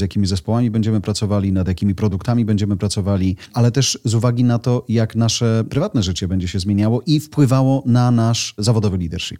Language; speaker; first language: Polish; native; Polish